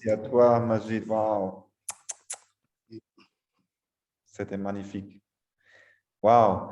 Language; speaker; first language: French; non-native, learner; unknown